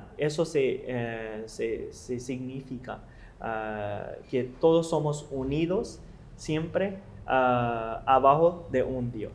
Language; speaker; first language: Spanish; non-native, learner; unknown